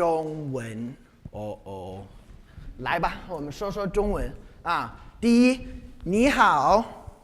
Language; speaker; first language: Chinese; non-native, fluent; English